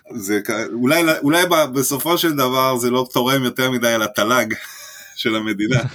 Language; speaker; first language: Hebrew; early bilingual, other home language; French